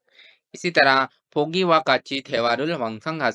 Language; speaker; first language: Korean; non-native, fluent; Urdu